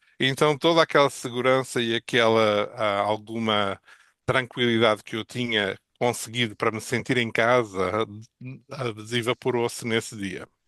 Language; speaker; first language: Portuguese; native; Portuguese